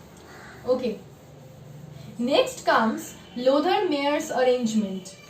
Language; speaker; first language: English; non-native, local second language; Bangla